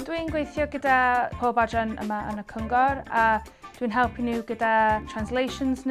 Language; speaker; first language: Welsh; non-native, local second language; English